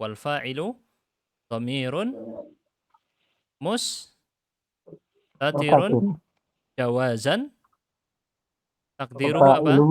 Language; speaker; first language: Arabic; non-native, fluent; Indonesian